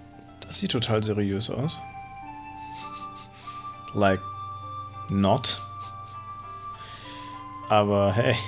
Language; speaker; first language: German; native; German